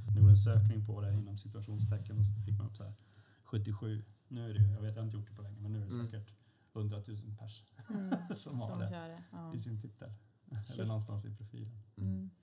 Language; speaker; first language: Swedish; native; Swedish